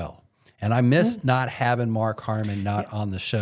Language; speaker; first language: English; native; English